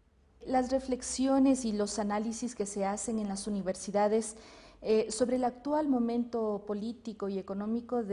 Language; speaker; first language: Spanish; native; Spanish